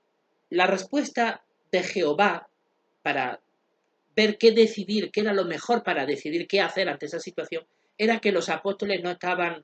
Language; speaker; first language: Spanish; native; Spanish